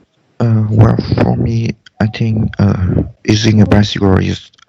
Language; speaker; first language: English; non-native, learner; Vietnamese